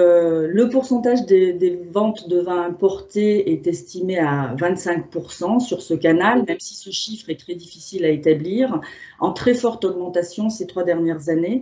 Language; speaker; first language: French; native; French